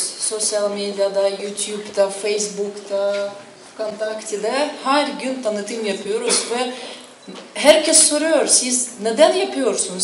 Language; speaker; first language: Turkish; non-native, learner; Russian